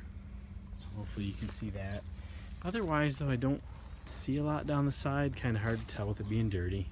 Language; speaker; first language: English; native; English